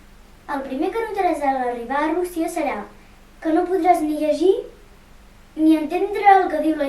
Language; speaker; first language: Catalan; early bilingual, other home language; Russian